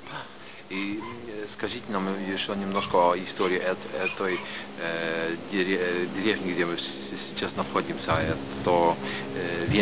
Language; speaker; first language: Russian; non-native, fluent; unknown